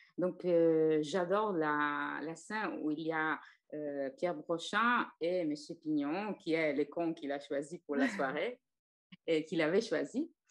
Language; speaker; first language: French; non-native, fluent; Italian